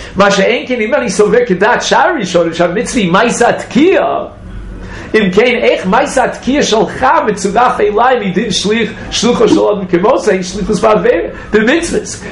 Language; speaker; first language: Hebrew; non-native, fluent; English